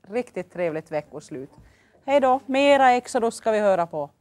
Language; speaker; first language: Swedish; native; Swedish